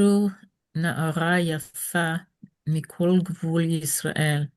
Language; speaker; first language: Hebrew; non-native, learner; English